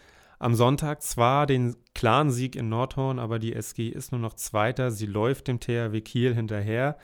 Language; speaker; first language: German; native; German